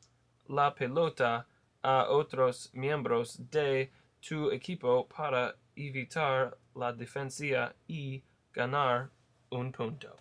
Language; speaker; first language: Spanish; non-native, learner; English